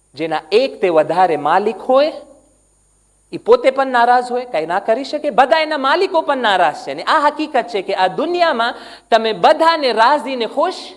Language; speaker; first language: Gujarati; non-native, learner; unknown